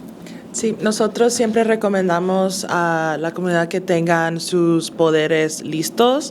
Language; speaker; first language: Spanish; early bilingual, other home language; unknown